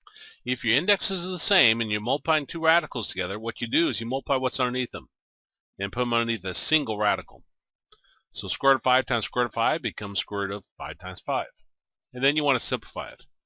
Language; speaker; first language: English; native; English